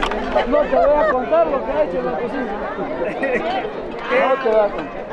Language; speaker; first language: Spanish; native; Spanish